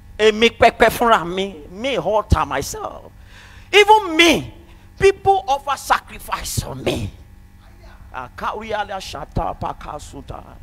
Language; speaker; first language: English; non-native, local second language; Yoruba